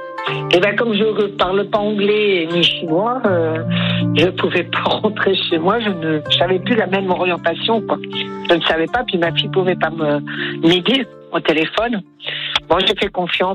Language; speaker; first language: French; native; French